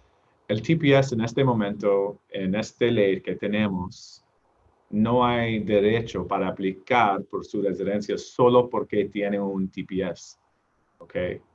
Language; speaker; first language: Spanish; non-native, learner; English